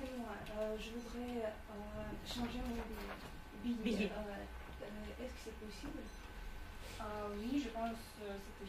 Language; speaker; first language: French; non-native, learner; Russian